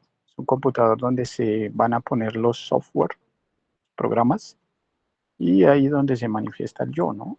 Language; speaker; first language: Spanish; native; Spanish